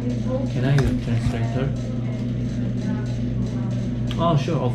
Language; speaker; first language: English; non-native, learner; Korean